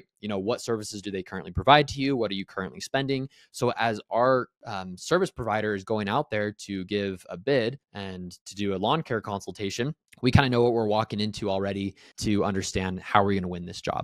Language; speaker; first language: English; native; English